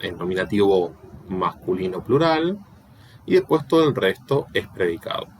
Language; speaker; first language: Spanish; native; Spanish